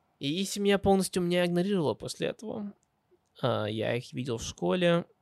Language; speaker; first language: Russian; early bilingual, heritage; Russian